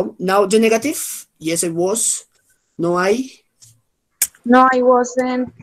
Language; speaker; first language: English; non-native, fluent; Spanish